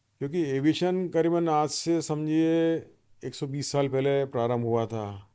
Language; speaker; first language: Hindi; native; Hindi